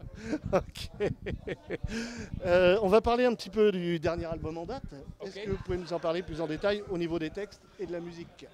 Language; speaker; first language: French; native; French